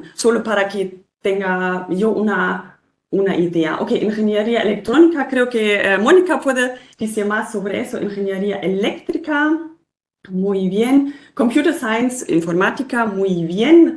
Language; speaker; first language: Spanish; non-native, fluent; German